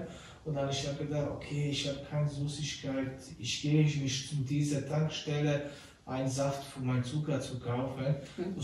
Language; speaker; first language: German; non-native, learner; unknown